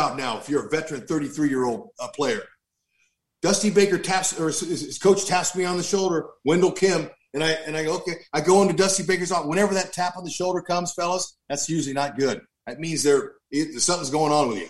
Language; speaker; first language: English; native; English